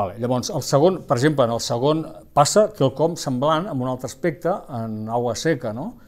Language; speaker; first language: Catalan; non-native, local second language; Spanish